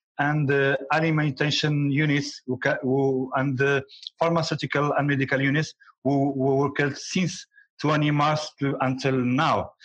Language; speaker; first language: English; non-native, learner; Arabic